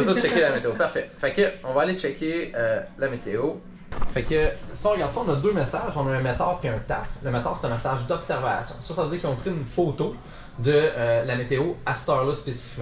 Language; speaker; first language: French; native; French